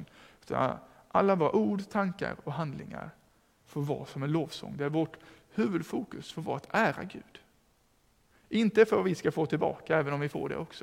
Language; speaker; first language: Swedish; native; Swedish